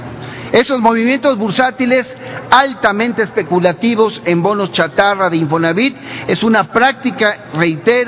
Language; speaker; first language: Spanish; native; Spanish